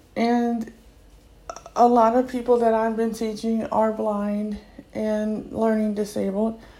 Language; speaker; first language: English; native; English